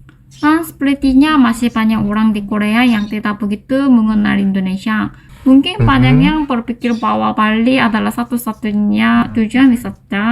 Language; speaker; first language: Indonesian; non-native, learner; Korean